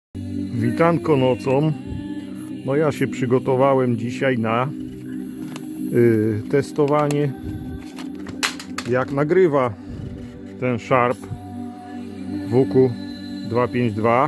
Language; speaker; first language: Polish; native; Polish